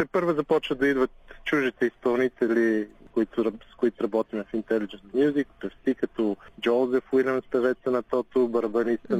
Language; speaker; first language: Bulgarian; native; Bulgarian